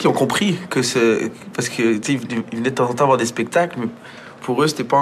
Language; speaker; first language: French; early bilingual, other home language; Arabic